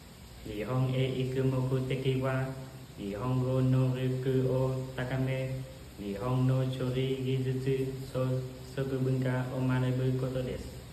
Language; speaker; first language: Japanese; non-native, learner; Vietnamese